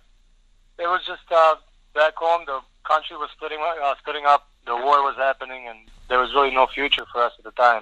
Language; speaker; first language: English; early bilingual, other home language; Bosnian